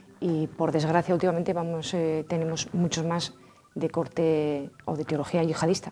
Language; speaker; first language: Spanish; native; Spanish